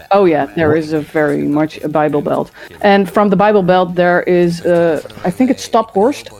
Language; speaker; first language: English; early bilingual, other home language; Dutch